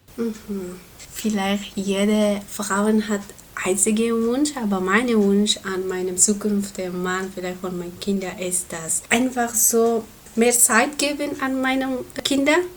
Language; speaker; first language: German; non-native, learner; Persian